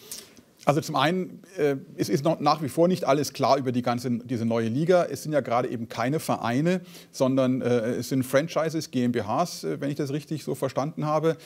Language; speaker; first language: German; native; German